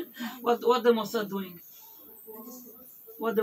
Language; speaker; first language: English; non-native, learner; Hebrew